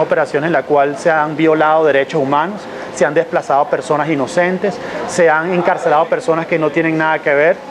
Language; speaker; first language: Spanish; native; Spanish